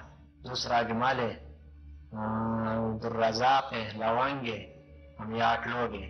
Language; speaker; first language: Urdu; non-native, local second language; Pashto